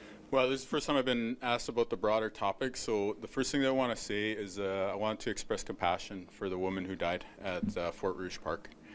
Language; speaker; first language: English; native; English